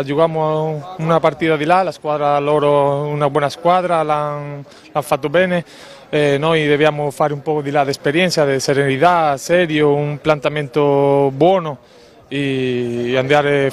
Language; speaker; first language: Italian; non-native, learner; Spanish